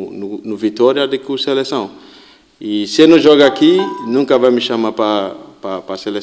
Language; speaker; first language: Portuguese; non-native, learner; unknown